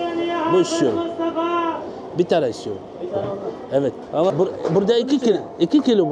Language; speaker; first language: Turkish; non-native, learner; Arabic